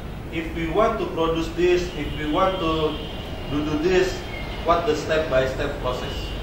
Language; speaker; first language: English; non-native, learner; Indonesian